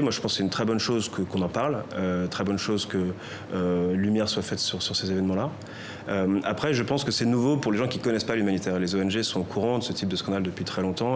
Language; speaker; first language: French; native; French